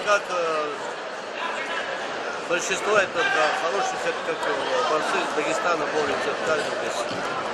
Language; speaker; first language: Russian; non-native, local second language; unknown